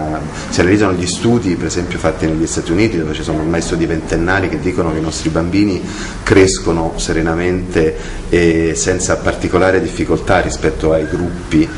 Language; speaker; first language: Italian; native; Italian